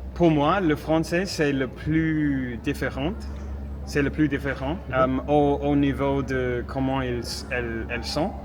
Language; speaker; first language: French; non-native, fluent; English